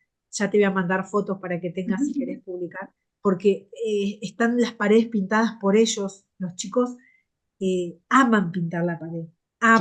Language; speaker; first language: Spanish; native; Spanish